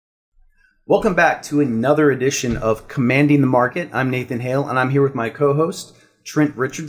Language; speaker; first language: English; native; English